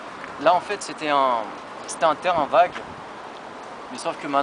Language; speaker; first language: French; native; French